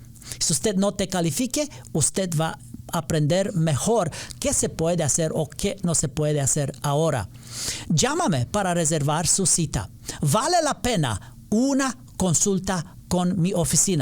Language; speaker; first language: Spanish; non-native, learner; English